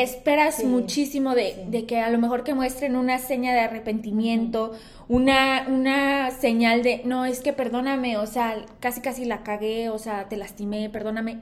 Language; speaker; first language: Spanish; native; Spanish